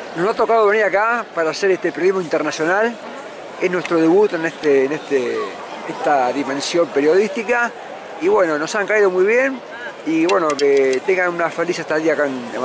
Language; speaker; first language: Spanish; native; Spanish